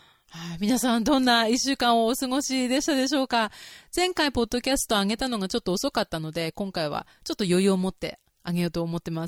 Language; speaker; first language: Japanese; native; Japanese